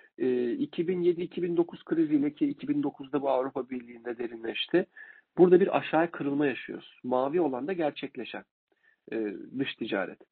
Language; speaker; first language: Turkish; native; Turkish